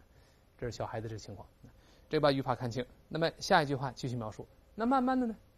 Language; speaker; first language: Chinese; native; Chinese